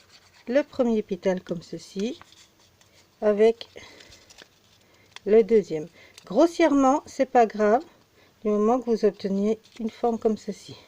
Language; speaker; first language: French; native; French